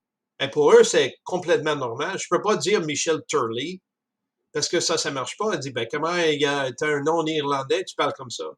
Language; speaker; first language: French; non-native, fluent; English